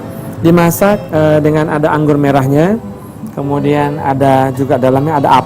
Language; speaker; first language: Indonesian; native; Indonesian